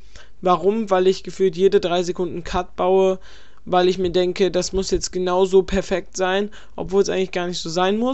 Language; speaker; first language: German; native; German